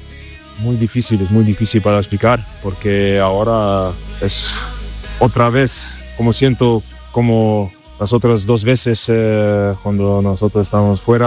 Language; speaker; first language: Spanish; non-native, learner; German